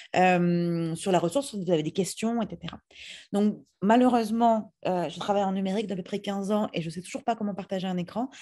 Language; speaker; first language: French; native; French